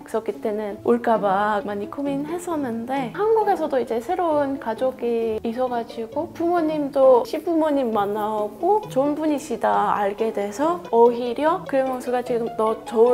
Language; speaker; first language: Korean; non-native, fluent; French